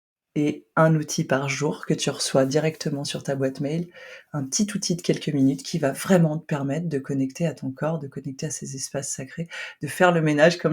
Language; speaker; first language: French; native; French